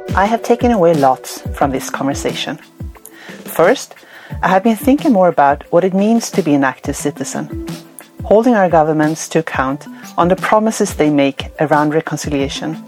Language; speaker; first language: English; non-native, fluent; Swedish